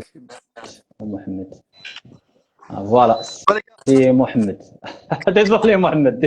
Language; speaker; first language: French; non-native, learner; Arabic